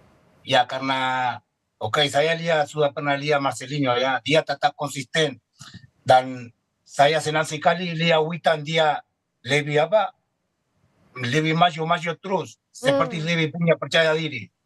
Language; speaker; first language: Indonesian; non-native, fluent; Spanish